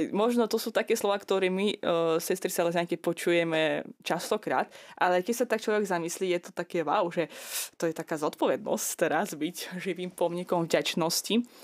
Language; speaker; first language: Slovak; non-native, fluent; Azerbaijani